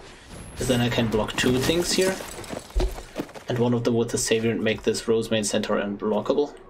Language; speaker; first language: English; non-native, fluent; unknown